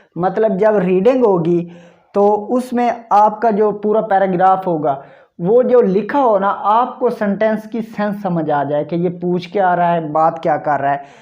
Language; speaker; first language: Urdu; native; Urdu